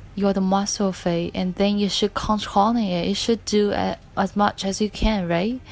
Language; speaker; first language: English; non-native, fluent; Chinese